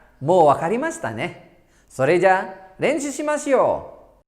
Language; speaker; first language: Japanese; non-native, fluent; Indonesian